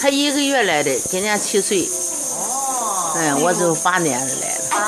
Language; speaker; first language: Chinese; native; Chinese